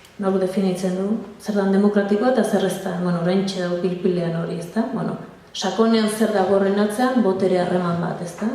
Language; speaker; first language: Basque; native; Basque